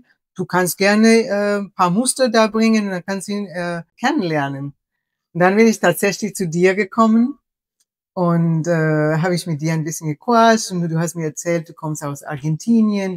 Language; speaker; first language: German; non-native, fluent; Spanish